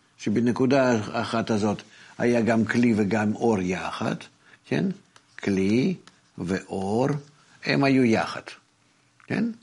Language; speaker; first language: Hebrew; non-native, fluent; Russian